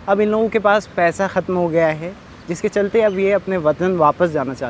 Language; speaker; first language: Hindi; native; Hindi